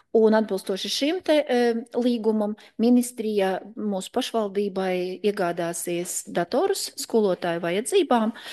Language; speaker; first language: Latvian; non-native, local second language; Russian